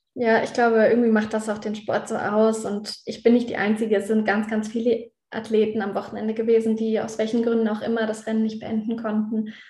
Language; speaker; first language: German; native; German